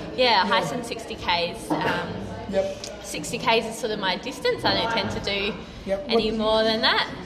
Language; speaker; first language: English; native; English